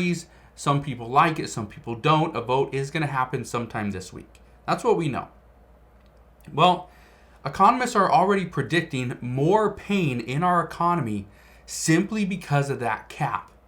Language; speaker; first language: English; native; English